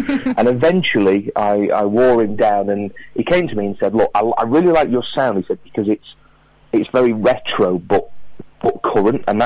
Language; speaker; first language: English; native; English